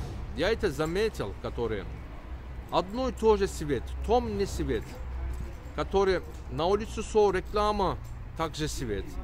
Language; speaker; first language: Russian; non-native, learner; Turkish